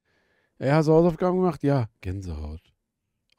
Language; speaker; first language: German; native; German